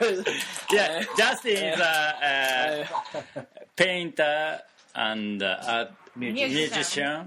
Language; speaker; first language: English; non-native, learner; Japanese